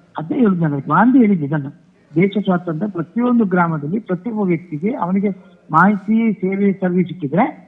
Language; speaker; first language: Kannada; native; Kannada